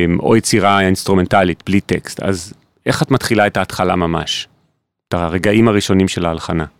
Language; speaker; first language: Hebrew; native; Hebrew